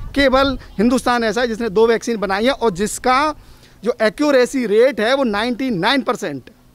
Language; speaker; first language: Hindi; native; Hindi